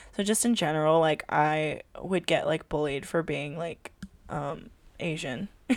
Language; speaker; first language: English; early bilingual, other home language; Filipino